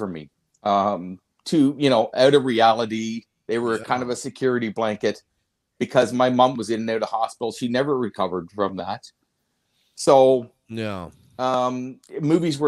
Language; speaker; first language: English; native; English